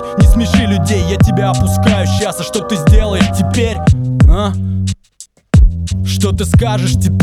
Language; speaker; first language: Russian; native; Russian